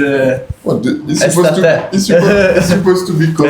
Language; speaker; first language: English; non-native, fluent; French